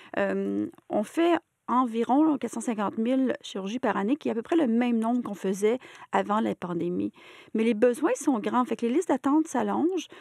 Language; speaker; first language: French; native; French